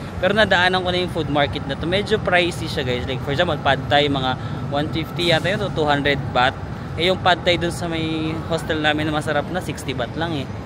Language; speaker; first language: Filipino; native; Filipino